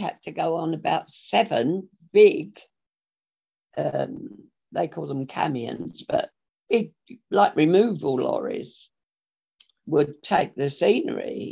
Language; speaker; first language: English; native; English